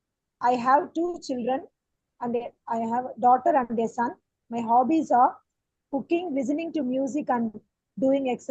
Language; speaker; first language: English; non-native, learner; Tamil